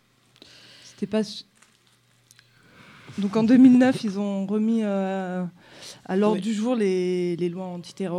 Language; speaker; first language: French; native; French